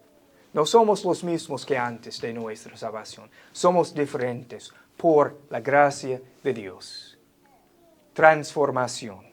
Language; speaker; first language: Spanish; non-native, fluent; English